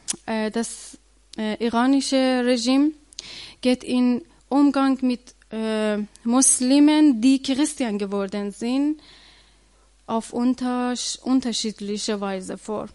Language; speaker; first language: German; non-native, learner; Persian